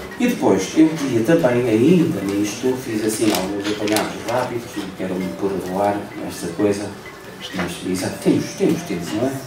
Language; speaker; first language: Portuguese; non-native, local second language; Upper Guinea Crioulo